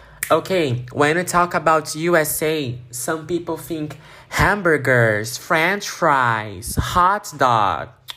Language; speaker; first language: English; non-native, fluent; Portuguese